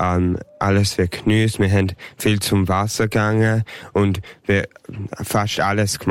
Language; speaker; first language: German; early bilingual, heritage; German